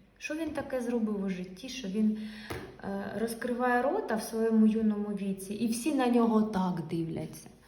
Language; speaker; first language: Ukrainian; non-native, local second language; Russian